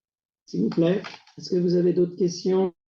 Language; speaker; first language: French; native; French